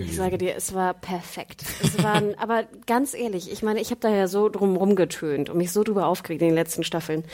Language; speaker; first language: German; native; German